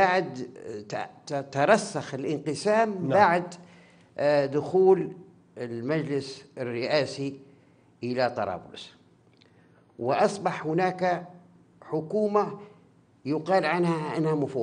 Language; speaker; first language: Arabic; native; Arabic